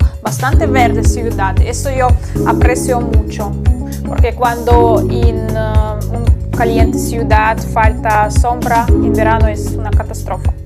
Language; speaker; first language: Spanish; non-native, fluent; Russian